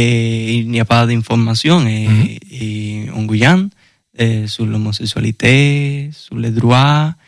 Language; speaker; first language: French; non-native, learner; Spanish